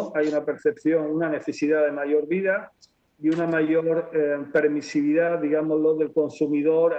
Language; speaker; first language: Spanish; native; Spanish